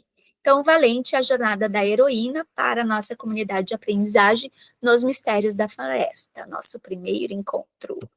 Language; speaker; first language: Portuguese; native; Portuguese